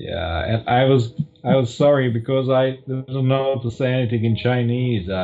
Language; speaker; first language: English; non-native, fluent; Croatian